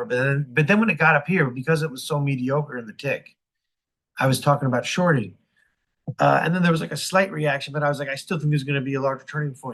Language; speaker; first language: English; native; English